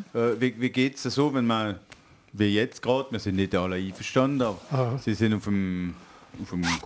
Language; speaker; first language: German; non-native, learner; French